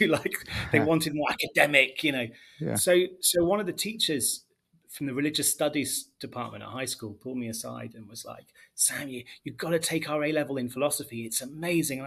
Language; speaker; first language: English; native; English